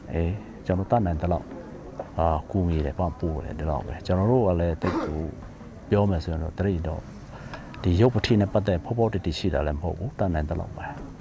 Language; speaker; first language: Burmese; non-native, local second language; Shwe Palaung